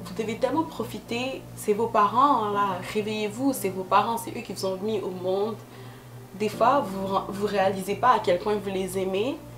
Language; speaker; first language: French; early bilingual, other home language; Lingala